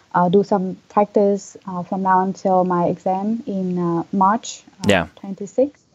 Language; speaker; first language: English; non-native, fluent; Vietnamese